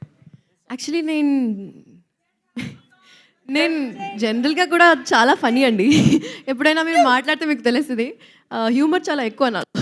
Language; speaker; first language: Telugu; non-native, local second language; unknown